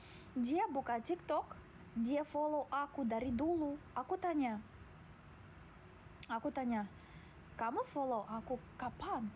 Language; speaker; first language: Indonesian; non-native, learner; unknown